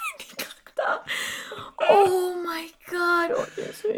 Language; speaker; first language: Russian; non-native, learner; English